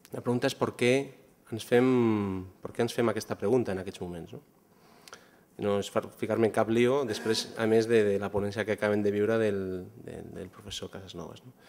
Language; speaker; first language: Catalan; non-native, local second language; Spanish